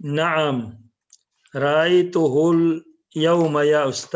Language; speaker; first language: Arabic; non-native, learner; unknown